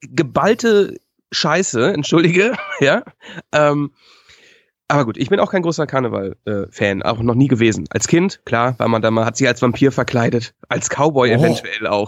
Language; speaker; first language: German; native; German